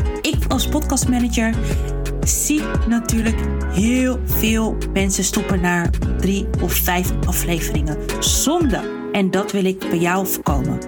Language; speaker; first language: Dutch; native; Dutch